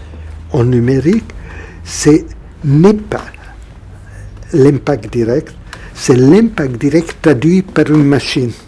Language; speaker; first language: French; non-native, fluent; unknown